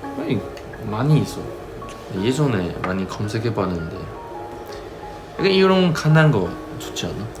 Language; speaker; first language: Korean; non-native, fluent; Chinese